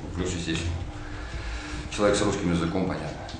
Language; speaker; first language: Russian; native; Russian